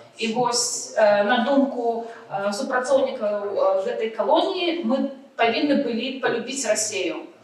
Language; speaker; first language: Belarusian; non-native, local second language; Russian